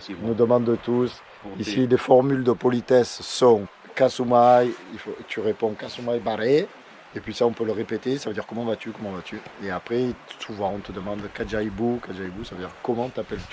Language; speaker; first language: French; native; French